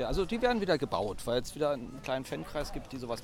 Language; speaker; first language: German; native; German